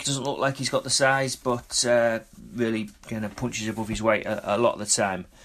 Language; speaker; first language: English; native; English